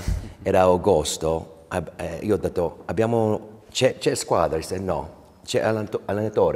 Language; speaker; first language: Italian; early bilingual, heritage; English